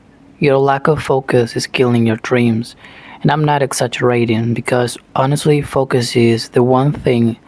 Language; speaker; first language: English; non-native, fluent; Spanish